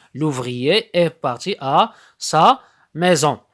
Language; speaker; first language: French; non-native, local second language; Arabic